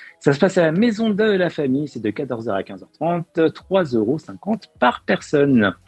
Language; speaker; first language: French; native; French